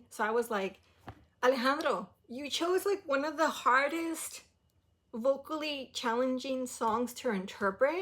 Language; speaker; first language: English; early bilingual, other home language; Spanish